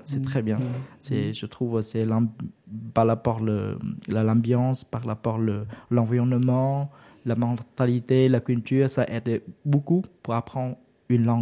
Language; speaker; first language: French; non-native, learner; Vietnamese